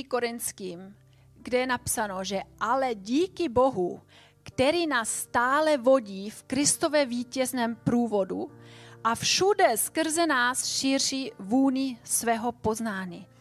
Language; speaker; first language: Czech; non-native, fluent; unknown